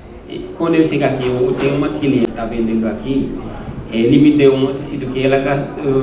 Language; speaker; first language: Portuguese; non-native, learner; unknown